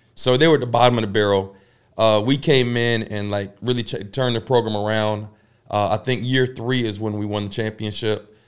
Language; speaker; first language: English; native; English